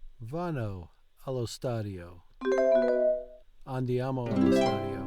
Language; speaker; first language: Italian; non-native, learner; English